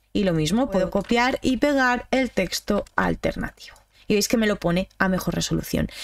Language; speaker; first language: Spanish; native; Spanish